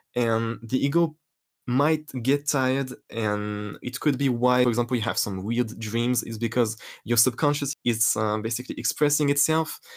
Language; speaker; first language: English; non-native, fluent; French